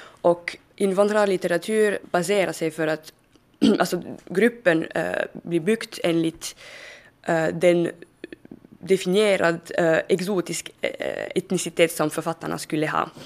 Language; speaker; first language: Swedish; non-native, fluent; French